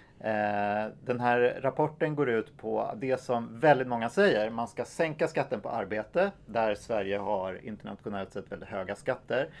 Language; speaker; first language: Swedish; native; Swedish